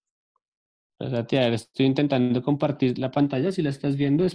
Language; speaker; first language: Spanish; native; Spanish